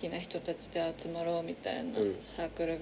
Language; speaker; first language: Japanese; native; Japanese